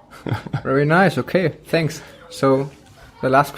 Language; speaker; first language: English; non-native, fluent; German